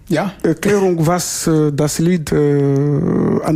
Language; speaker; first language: German; non-native, learner; Lingala